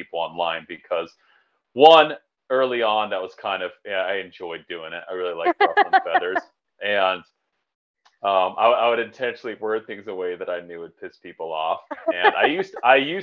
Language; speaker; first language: English; native; English